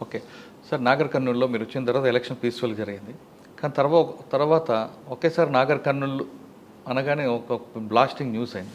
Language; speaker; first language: Telugu; native; Telugu